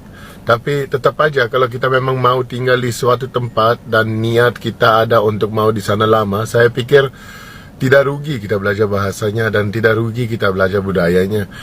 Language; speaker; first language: Indonesian; non-native, fluent; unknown